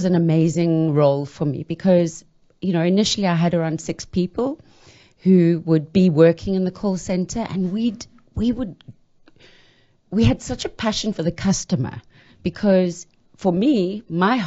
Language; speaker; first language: English; native; English